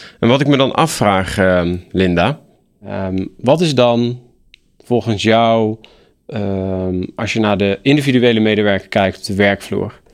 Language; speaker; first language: Dutch; native; Dutch